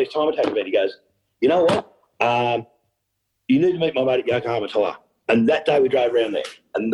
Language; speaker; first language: English; native; English